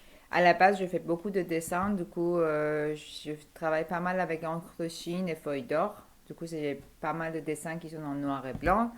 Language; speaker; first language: French; non-native, fluent; Persian